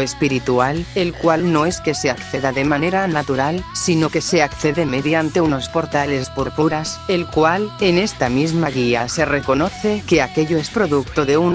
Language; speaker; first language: Spanish; native; Spanish